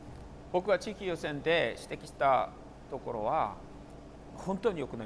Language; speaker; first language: Japanese; non-native, fluent; Korean